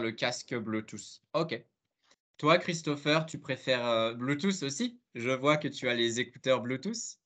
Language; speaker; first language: French; non-native, fluent; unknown